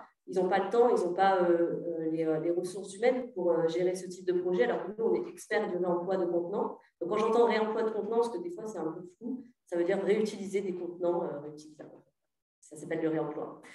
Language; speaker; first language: French; native; French